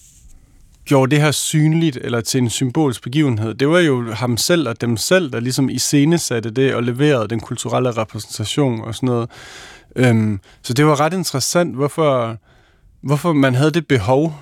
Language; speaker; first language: Danish; native; Danish